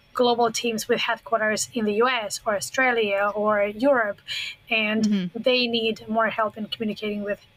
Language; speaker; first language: English; non-native, fluent; Russian